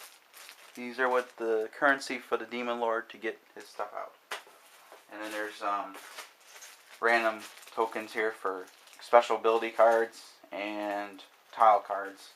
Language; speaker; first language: English; native; English